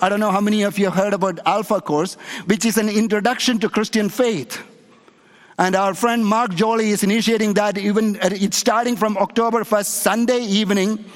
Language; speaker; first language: English; non-native, local second language; Malayalam